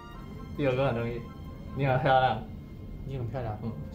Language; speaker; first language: Chinese; non-native, learner; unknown